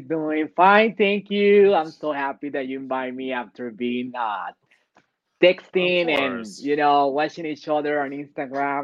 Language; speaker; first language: English; non-native, fluent; Spanish